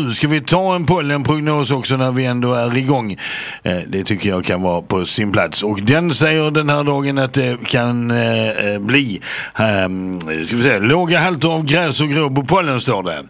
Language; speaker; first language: Swedish; native; Swedish